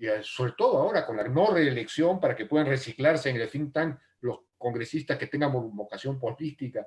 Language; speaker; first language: Spanish; native; Spanish